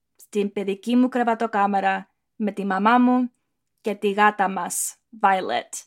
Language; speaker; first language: Greek; early bilingual, heritage; Greek